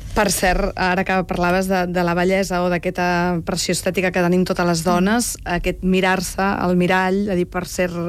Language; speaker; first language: Catalan; native; Catalan